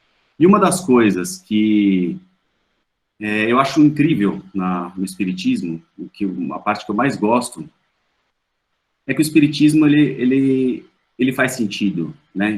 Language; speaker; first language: Portuguese; native; Portuguese